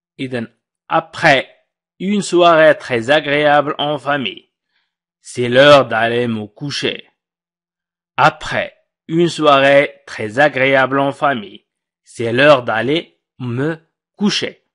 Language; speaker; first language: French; non-native, fluent; Arabic